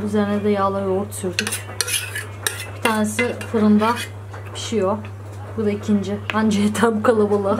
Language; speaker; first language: Turkish; native; Turkish